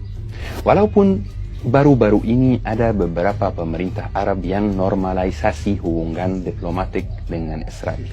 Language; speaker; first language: Indonesian; non-native, fluent; Arabic